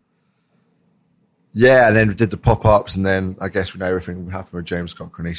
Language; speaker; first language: English; native; English